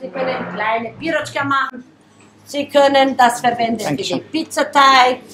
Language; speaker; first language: German; non-native, fluent; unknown